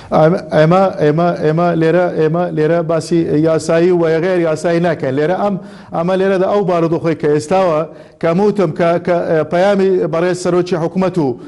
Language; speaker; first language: Central Kurdish; non-native, local second language; Azerbaijani